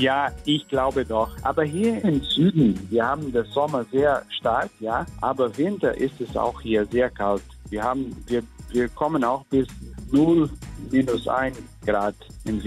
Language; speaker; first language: German; early bilingual, heritage; German